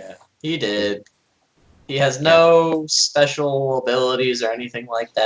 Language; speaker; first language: English; native; English